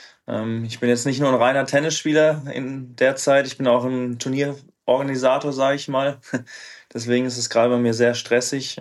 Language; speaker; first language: German; native; German